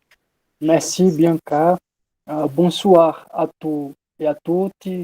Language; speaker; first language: French; non-native, learner; Portuguese